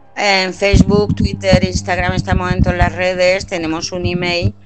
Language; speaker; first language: Spanish; non-native, fluent; French